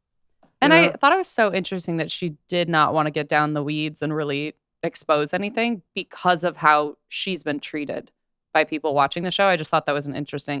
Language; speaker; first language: English; native; English